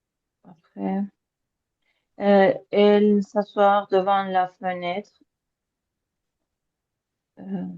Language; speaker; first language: French; non-native, learner; Azerbaijani